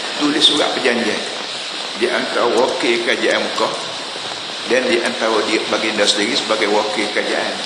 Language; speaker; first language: Malay; native; Malay